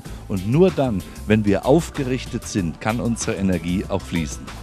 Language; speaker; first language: German; native; German